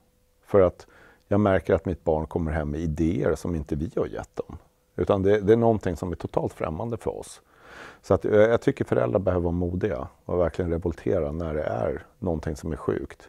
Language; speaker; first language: Swedish; native; Swedish